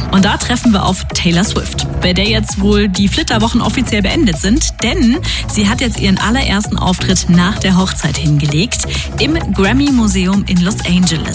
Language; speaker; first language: German; native; German